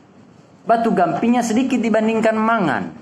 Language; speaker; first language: Indonesian; native; Indonesian